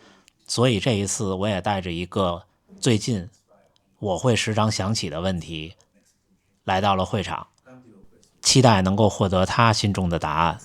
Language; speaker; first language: Chinese; native; Chinese